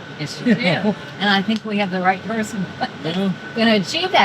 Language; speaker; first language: English; native; English